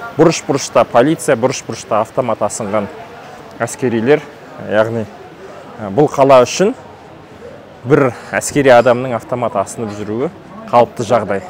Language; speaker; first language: Kazakh; native; Kazakh